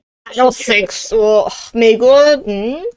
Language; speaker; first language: Chinese; early bilingual, heritage; Chinese